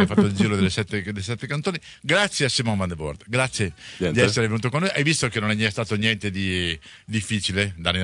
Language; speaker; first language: Italian; native; Italian